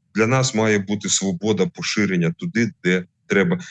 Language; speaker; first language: Ukrainian; native; Ukrainian